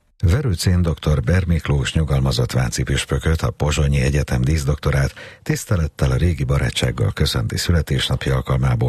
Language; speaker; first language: Hungarian; native; Hungarian